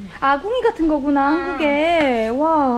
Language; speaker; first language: Korean; non-native, learner; Vietnamese